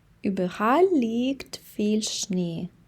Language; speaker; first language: German; non-native, fluent; Ukrainian